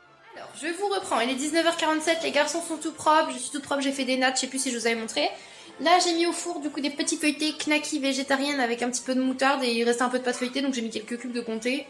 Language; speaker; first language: French; native; French